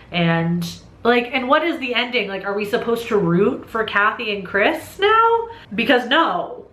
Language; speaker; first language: English; native; English